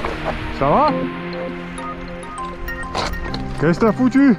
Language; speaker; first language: French; native; French